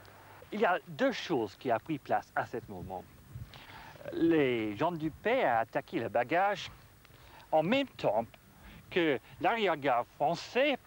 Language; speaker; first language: French; non-native, fluent; English